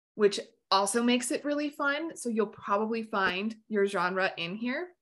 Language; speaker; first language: English; native; English